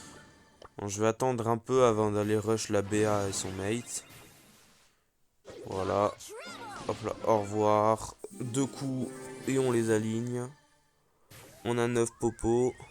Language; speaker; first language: French; native; French